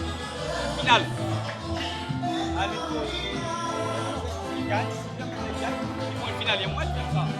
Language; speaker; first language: French; native; French